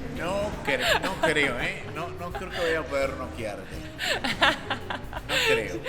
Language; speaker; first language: Spanish; native; Spanish